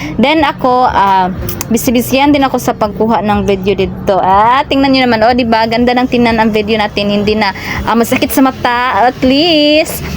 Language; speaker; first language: Filipino; non-native, local second language; Cebuano